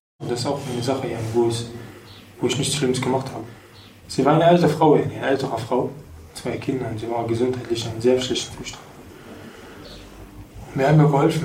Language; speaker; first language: German; early bilingual, other home language; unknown